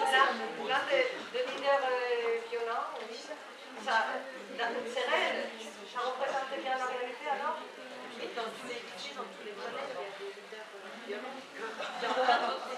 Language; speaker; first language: French; non-native, fluent; Spanish